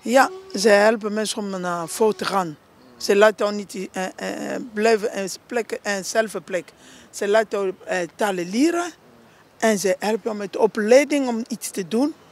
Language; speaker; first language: Dutch; non-native, learner; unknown